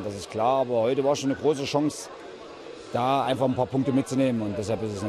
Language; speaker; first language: German; native; German